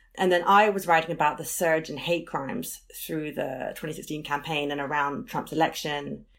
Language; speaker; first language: English; native; English